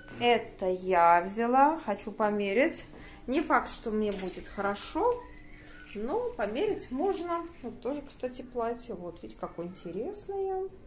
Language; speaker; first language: Russian; native; Russian